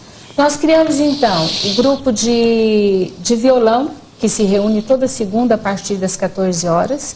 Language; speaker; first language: Portuguese; native; Portuguese